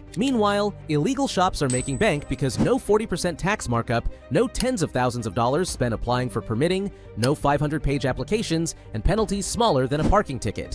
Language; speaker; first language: English; native; English